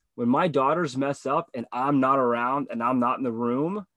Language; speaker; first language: English; native; English